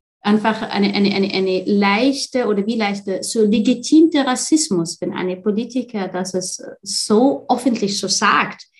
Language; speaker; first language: German; non-native, fluent; Arabic